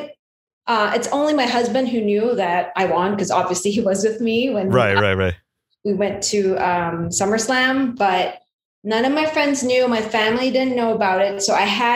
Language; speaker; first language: English; non-native, local second language; Filipino